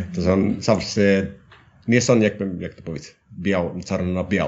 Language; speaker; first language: Polish; non-native, learner; Finnish